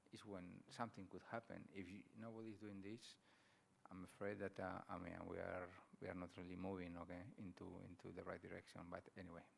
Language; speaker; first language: English; non-native, fluent; Spanish